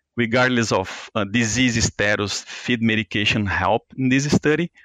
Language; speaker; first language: English; non-native, fluent; Portuguese